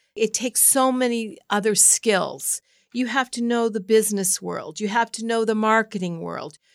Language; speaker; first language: English; native; English